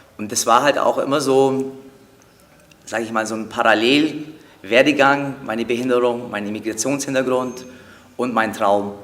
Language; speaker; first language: German; early bilingual, other home language; Turkish